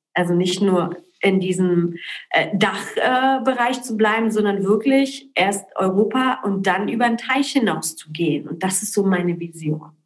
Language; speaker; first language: German; early bilingual, other home language; Polish